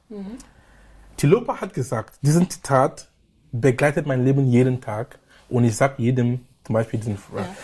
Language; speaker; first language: German; non-native, fluent; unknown